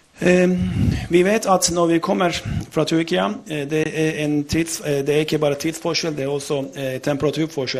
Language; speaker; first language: Norwegian; non-native, fluent; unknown